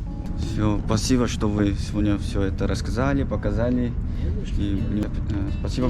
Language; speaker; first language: Russian; non-native, fluent; Korean